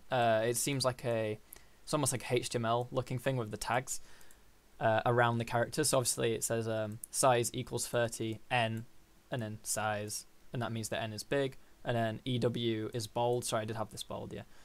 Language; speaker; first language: English; native; English